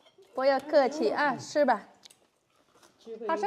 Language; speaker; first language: Chinese; non-native, learner; Indonesian